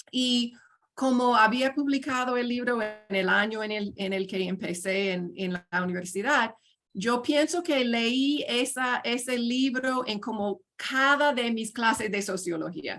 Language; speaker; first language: Spanish; non-native, fluent; English